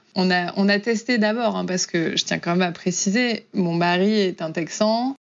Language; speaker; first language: French; native; French